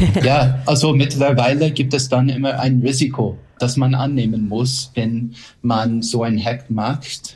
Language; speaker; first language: German; non-native, fluent; English